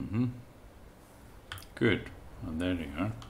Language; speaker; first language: English; native; English